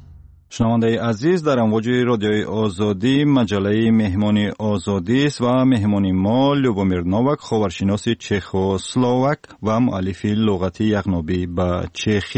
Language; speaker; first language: Tajik; native; Tajik